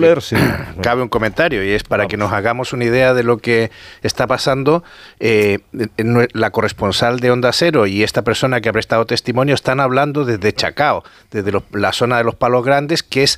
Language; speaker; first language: Spanish; native; Spanish